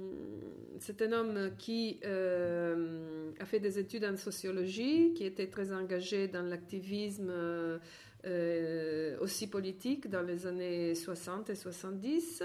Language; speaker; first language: French; non-native, fluent; Italian